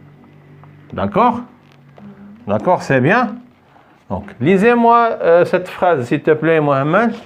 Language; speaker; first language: French; non-native, local second language; Arabic